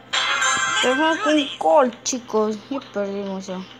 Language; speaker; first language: Spanish; native; Spanish